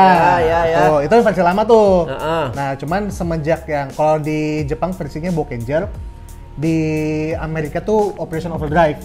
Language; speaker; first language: Indonesian; native; Indonesian